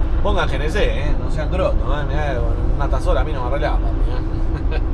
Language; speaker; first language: Spanish; native; Spanish